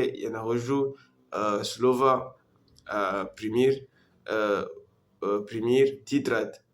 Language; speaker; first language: Russian; non-native, learner; French